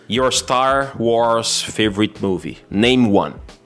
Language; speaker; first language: English; non-native, fluent; Portuguese